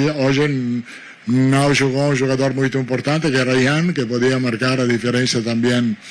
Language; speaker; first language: Portuguese; non-native, learner; Italian